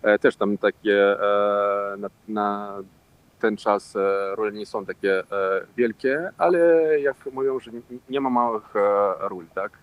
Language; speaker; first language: Polish; non-native, local second language; Russian